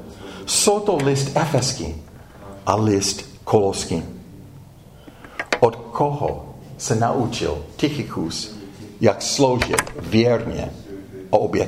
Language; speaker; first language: Czech; non-native, fluent; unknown